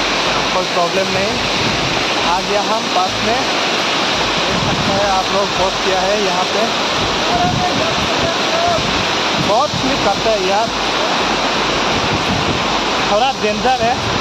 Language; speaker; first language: Hindi; non-native, local second language; Kok Borok